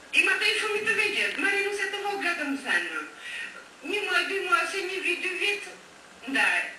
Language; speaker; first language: Albanian; non-native, local second language; Romany